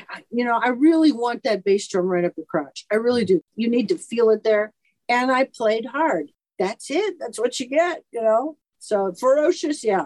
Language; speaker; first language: English; native; English